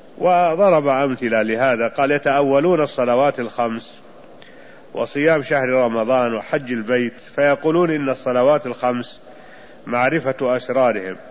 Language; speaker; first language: Arabic; native; Arabic